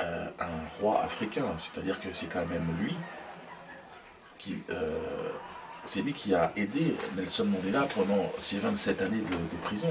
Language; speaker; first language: French; native; French